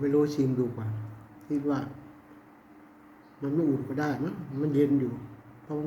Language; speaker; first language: Thai; non-native, local second language; Lao